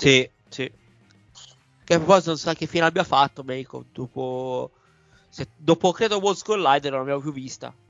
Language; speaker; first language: Italian; native; Italian